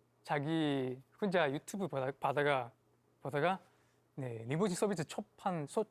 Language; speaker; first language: Korean; non-native, fluent; Chinese